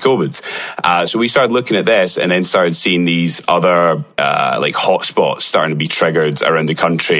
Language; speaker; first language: English; native; English